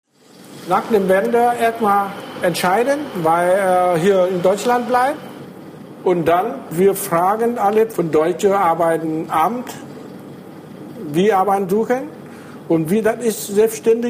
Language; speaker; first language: German; non-native, learner; Vietnamese